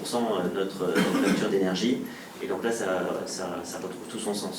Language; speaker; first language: French; native; French